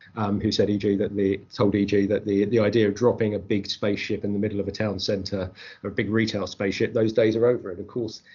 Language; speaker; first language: English; native; English